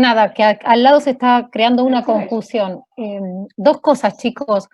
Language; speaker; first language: Spanish; native; Spanish